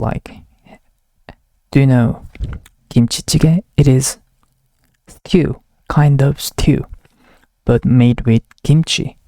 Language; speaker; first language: English; non-native, learner; Korean